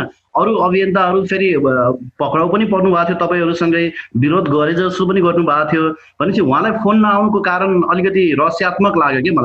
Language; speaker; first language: Nepali; native; Nepali